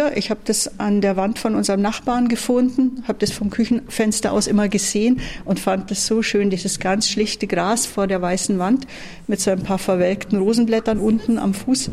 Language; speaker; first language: German; native; German